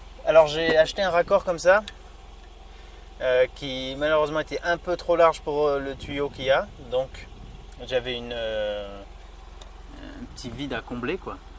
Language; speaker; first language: French; native; French